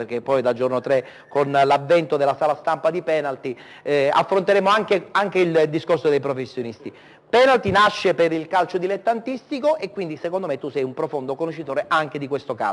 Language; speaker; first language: Italian; native; Italian